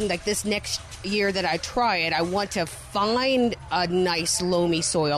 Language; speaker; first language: English; native; English